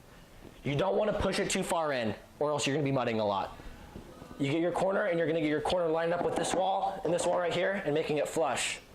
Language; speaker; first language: English; native; English